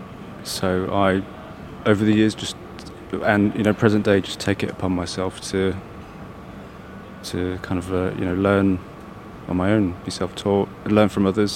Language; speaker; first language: English; native; English